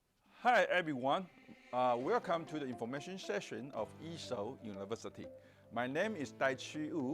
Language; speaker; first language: English; non-native, fluent; Chinese